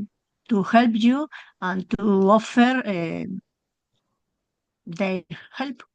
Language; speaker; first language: English; non-native, learner; Spanish